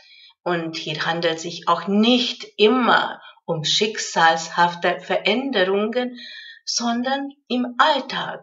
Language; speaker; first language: German; non-native, fluent; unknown